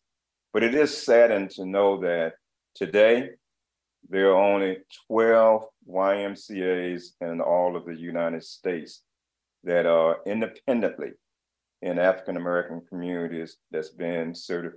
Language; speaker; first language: English; native; English